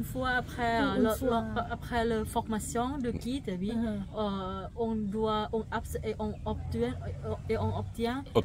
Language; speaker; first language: French; non-native, fluent; Thai